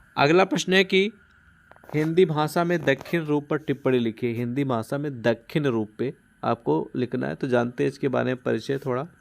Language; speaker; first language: Hindi; non-native, local second language; Punjabi